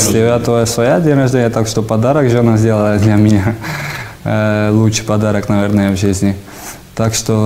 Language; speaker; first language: Russian; non-native, fluent; Georgian